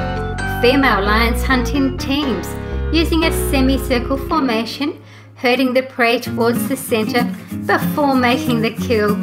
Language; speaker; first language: English; native; English